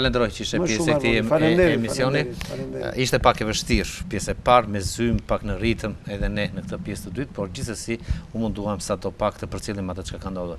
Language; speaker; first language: Albanian; native; Albanian